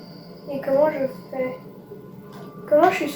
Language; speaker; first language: French; native; French